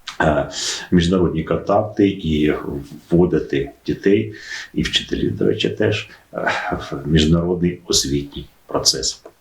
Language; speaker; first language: Ukrainian; native; Ukrainian